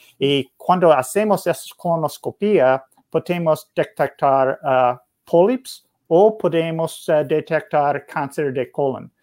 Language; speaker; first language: Spanish; non-native, learner; English